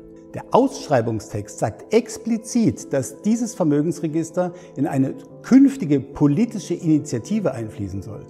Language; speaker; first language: German; native; German